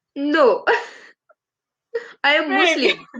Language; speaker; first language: English; non-native, learner; Urdu